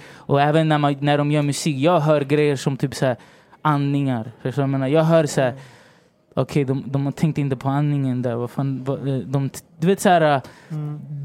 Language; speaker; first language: Swedish; early bilingual, other home language; Spanish